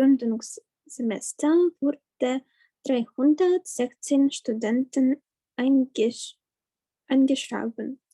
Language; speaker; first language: German; non-native, learner; Ukrainian